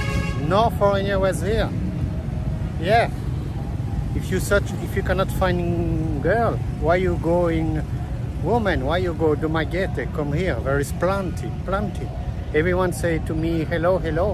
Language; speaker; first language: English; non-native, learner; Dutch